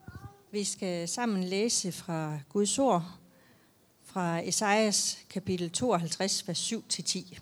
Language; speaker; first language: Danish; native; Danish